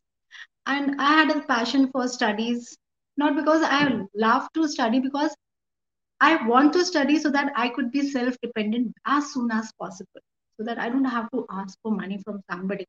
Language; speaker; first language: English; non-native, local second language; Hindi